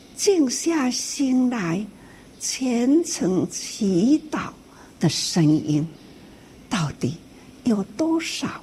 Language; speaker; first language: Chinese; non-native, local second language; Min Nan Chinese